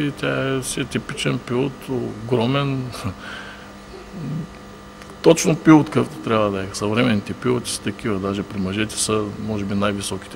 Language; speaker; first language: Bulgarian; native; Bulgarian